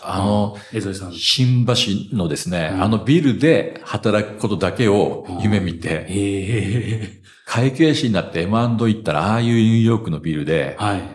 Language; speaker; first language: Japanese; native; Japanese